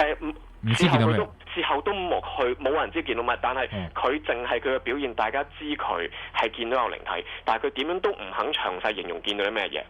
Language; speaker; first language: Cantonese; native; Cantonese